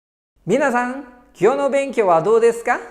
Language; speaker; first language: Japanese; non-native, fluent; Indonesian